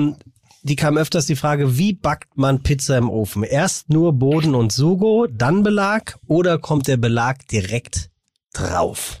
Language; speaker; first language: German; native; German